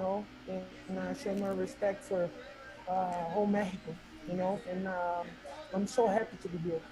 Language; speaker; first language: English; non-native, learner; Portuguese